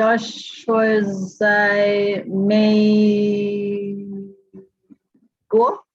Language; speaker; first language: Chinese; non-native, learner; English